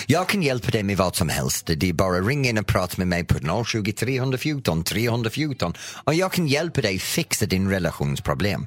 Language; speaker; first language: Swedish; non-native, fluent; English